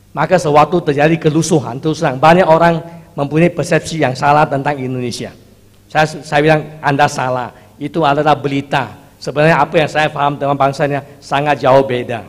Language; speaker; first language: Indonesian; non-native, fluent; Chinese